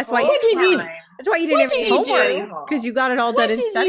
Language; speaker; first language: English; native; English